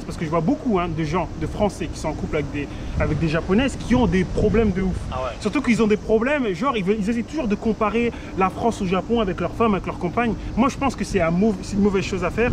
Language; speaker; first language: French; native; French